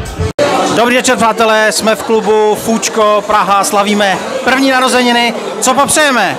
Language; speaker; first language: Czech; native; Czech